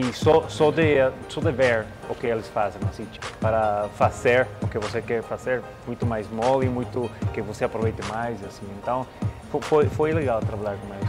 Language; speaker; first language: Portuguese; non-native, learner; Spanish